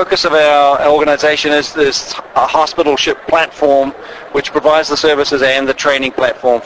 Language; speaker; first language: English; native; English